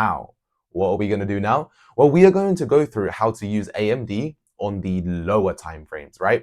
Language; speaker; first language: English; native; English